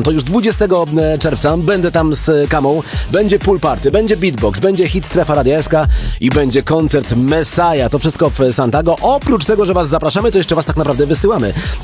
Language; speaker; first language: Polish; native; Polish